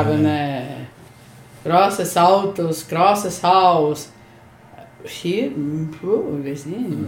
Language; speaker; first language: German; non-native, learner; Spanish